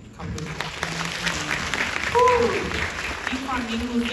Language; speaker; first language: Thai; native; Thai